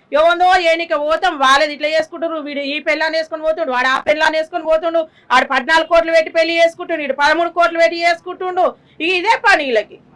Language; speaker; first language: Telugu; native; Telugu